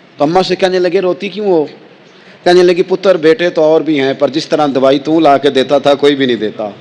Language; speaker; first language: Urdu; non-native, local second language; Punjabi